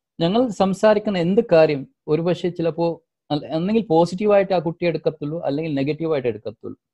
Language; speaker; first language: Malayalam; non-native, local second language; Divehi